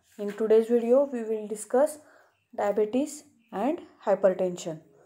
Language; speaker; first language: English; non-native, local second language; Marathi